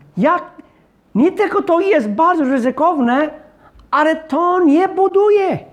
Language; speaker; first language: Polish; non-native, fluent; English